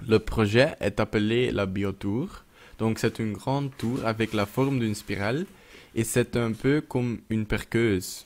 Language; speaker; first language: French; non-native, local second language; Dutch